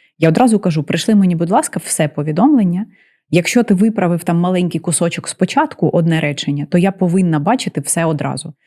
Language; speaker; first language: Ukrainian; non-native, local second language; Russian